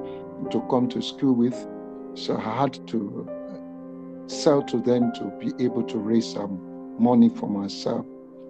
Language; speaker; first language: English; non-native, local second language; Yoruba